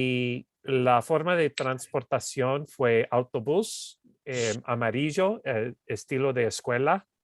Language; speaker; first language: Spanish; non-native, fluent; English